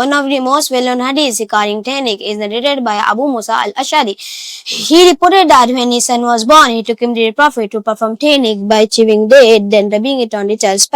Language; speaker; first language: English; non-native, local second language; Urdu